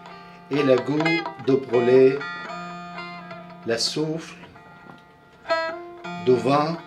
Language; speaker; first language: French; non-native, learner; Arabic